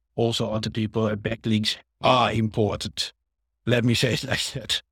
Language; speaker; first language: English; non-native, fluent; Dutch